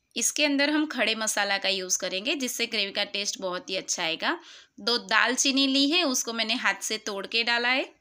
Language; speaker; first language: Hindi; non-native, local second language; Gujarati